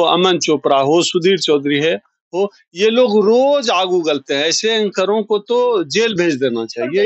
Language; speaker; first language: Hindi; native; Hindi